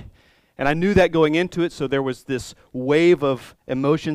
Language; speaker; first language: English; native; English